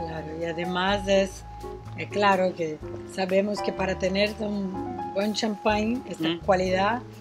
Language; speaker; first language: Spanish; non-native, fluent; Portuguese